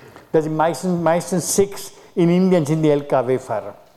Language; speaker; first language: German; non-native, fluent; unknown